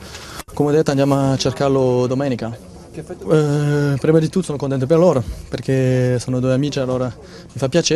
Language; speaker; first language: Italian; non-native, fluent; French